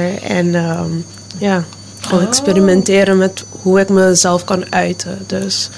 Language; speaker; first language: Dutch; non-native, local second language; Papiamento